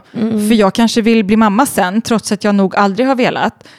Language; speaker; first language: Swedish; native; Swedish